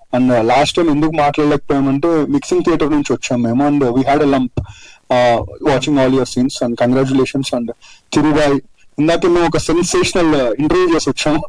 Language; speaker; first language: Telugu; native; Telugu